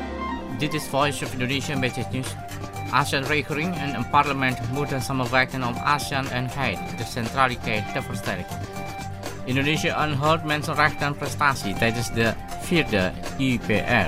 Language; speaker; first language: Dutch; non-native, fluent; Indonesian